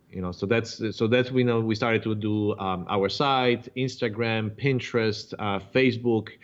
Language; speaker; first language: English; non-native, fluent; Polish